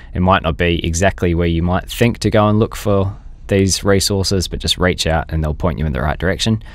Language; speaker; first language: English; native; English